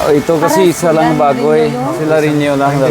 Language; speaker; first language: Filipino; non-native, learner; Punjabi